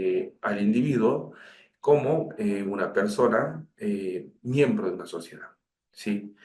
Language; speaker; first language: Spanish; native; Spanish